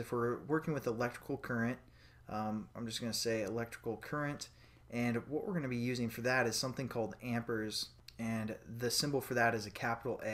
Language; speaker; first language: English; native; English